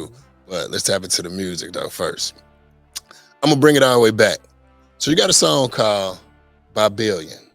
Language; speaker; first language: English; native; English